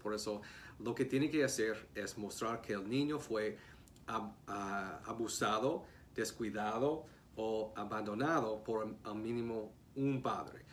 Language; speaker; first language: Spanish; non-native, fluent; English